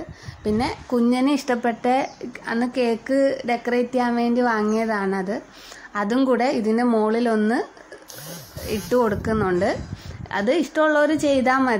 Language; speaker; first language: Malayalam; early bilingual, heritage; Malayalam